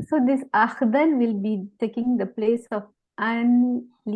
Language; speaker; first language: English; non-native, local second language; Malay